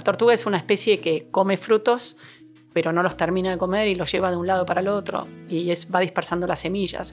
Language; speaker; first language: Spanish; native; Spanish